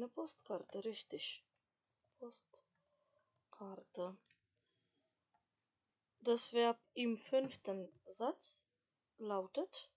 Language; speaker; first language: German; non-native, fluent; Macedonian